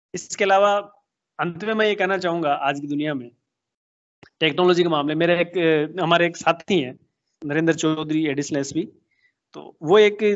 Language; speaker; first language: Hindi; native; Hindi